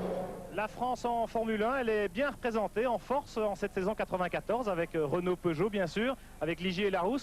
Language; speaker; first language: French; native; French